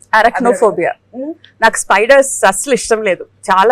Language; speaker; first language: Telugu; non-native, fluent; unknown